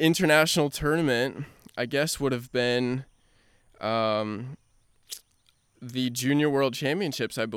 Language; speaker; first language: English; native; English